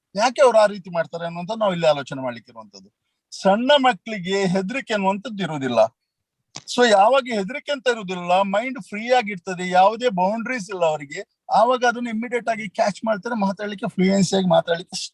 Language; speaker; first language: Kannada; native; Kannada